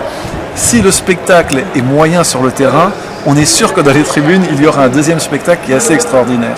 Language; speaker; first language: French; native; French